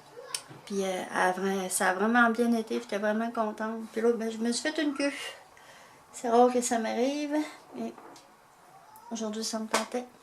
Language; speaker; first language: French; native; French